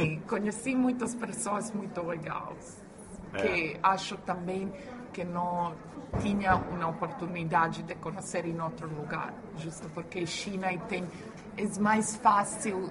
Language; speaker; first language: Portuguese; non-native, learner; Croatian